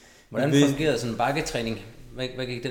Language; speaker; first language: Danish; native; Danish